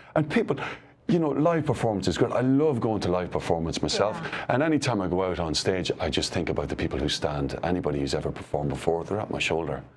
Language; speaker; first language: English; native; English